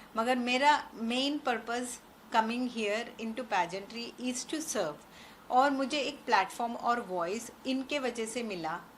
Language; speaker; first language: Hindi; non-native, local second language; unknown